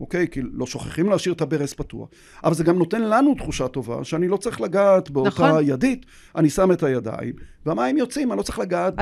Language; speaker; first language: Hebrew; native; Hebrew